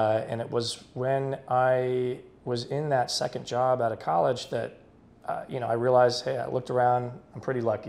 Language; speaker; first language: English; native; English